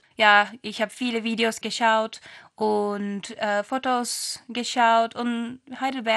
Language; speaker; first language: German; non-native, fluent; Turkish